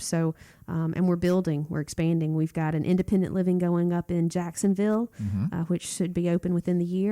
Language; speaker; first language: English; native; English